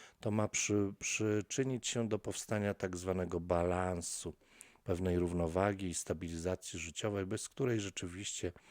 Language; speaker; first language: Polish; native; Polish